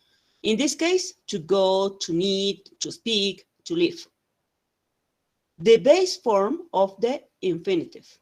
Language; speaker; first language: English; non-native, fluent; Spanish